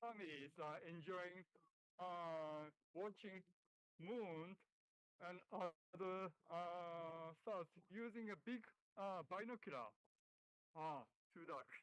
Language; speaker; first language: English; non-native, learner; Japanese